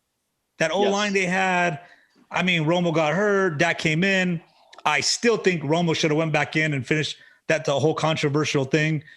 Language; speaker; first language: English; native; English